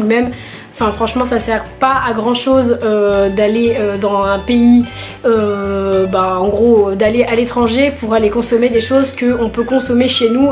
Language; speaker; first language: French; native; French